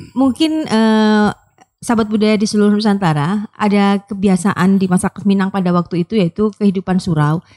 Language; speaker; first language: Indonesian; non-native, local second language; Minangkabau